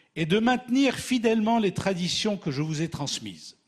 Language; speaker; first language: French; native; French